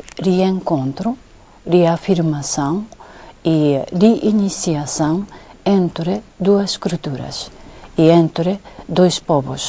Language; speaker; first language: Portuguese; non-native, fluent; Japanese